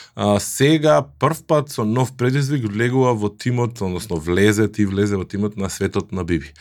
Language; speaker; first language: Macedonian; native; Macedonian